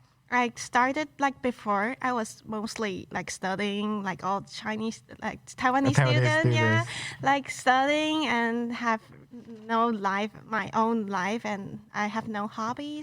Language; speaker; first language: English; non-native, local second language; Chinese